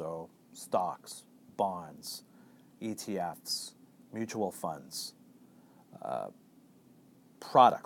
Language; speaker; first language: English; native; English